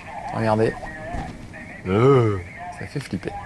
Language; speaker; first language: French; native; French